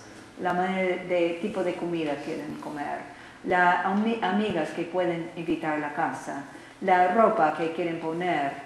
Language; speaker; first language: Spanish; non-native, learner; English